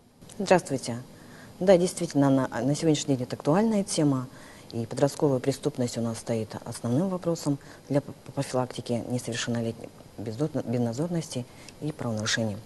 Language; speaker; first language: Russian; native; Russian